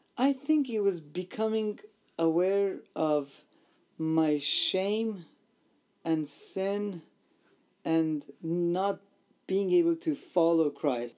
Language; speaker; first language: English; non-native, fluent; Armenian